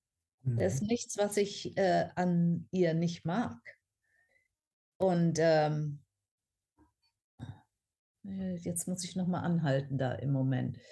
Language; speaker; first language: German; non-native, fluent; English